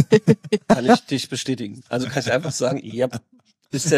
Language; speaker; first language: German; native; German